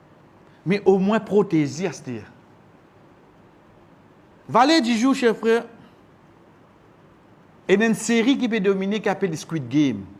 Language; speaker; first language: French; non-native, local second language; Morisyen